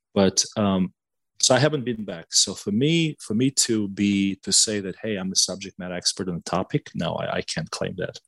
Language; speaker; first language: English; non-native, fluent; Russian